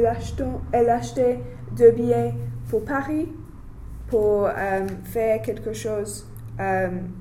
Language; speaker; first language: French; non-native, learner; English